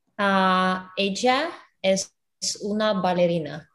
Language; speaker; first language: Spanish; non-native, learner; English